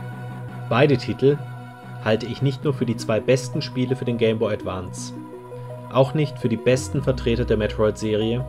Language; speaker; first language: German; native; German